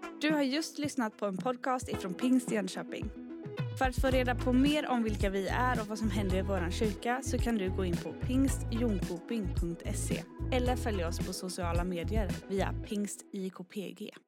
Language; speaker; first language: Swedish; native; Swedish